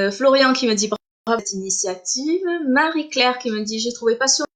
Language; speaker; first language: French; early bilingual, other home language; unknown